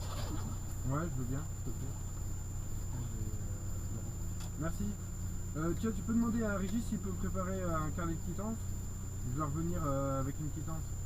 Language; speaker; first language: French; native; French